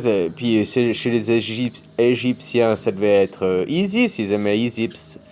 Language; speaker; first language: French; native; French